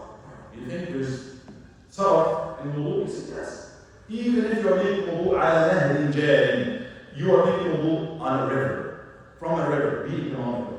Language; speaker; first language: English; non-native, fluent; Arabic